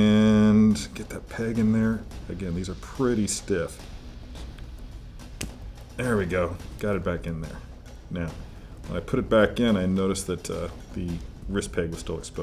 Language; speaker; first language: English; native; English